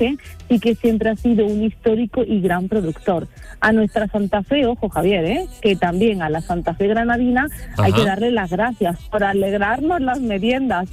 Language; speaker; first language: Spanish; native; Spanish